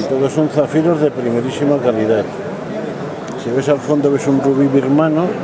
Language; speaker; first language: Spanish; native; Spanish